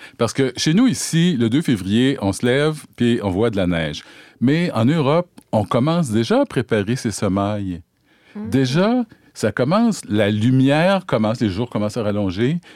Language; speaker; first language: French; native; French